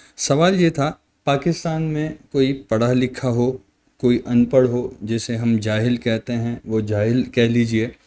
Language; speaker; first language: Urdu; native; Urdu